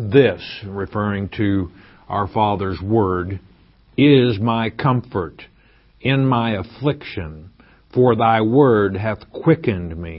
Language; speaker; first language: English; native; English